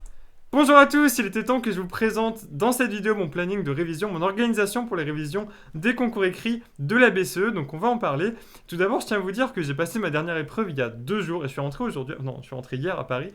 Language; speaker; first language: French; native; French